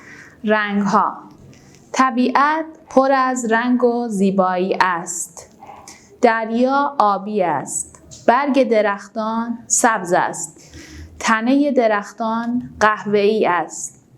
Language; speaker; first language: Persian; non-native, fluent; Urdu